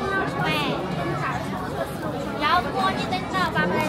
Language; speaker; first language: Chinese; native; Chinese